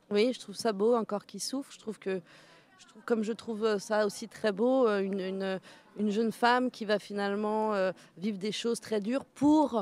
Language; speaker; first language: French; native; French